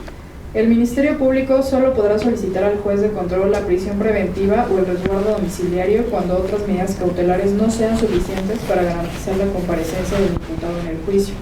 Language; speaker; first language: Spanish; native; Spanish